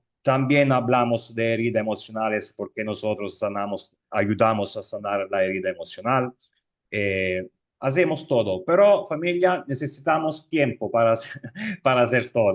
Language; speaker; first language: Spanish; non-native, fluent; Italian